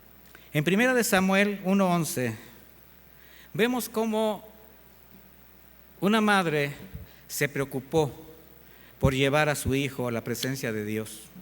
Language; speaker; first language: Spanish; native; Spanish